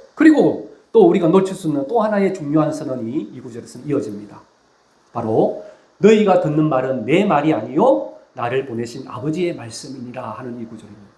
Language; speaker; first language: Korean; native; Korean